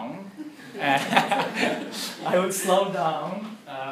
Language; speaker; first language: English; non-native, fluent; Polish